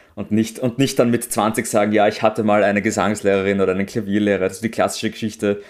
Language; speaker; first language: German; native; German